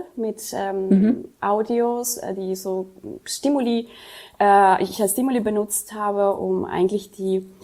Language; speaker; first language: German; non-native, fluent; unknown